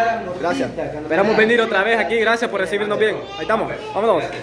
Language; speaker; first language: Spanish; native; Spanish